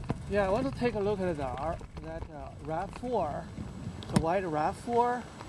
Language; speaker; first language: English; non-native, fluent; Chinese